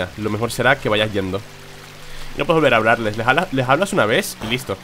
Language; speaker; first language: Spanish; native; Spanish